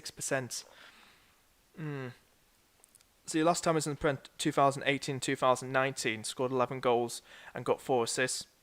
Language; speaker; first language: English; native; English